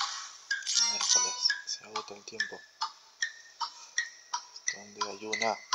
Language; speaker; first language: Spanish; native; Spanish